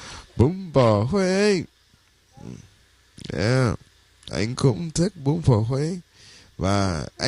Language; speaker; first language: Vietnamese; non-native, learner; English